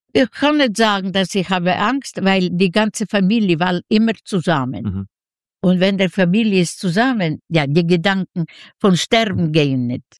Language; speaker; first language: German; non-native, learner; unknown